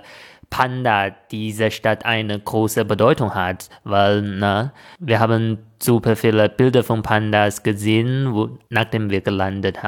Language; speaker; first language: German; non-native, fluent; Chinese